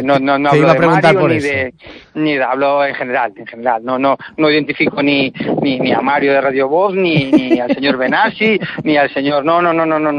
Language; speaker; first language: Spanish; native; Spanish